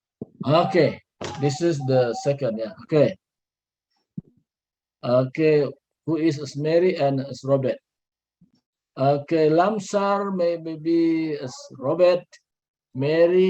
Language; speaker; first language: English; non-native, learner; Indonesian